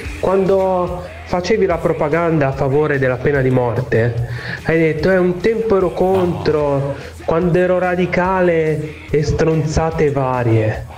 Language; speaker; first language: Italian; native; Italian